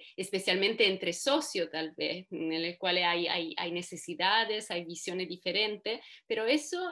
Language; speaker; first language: Spanish; non-native, fluent; Italian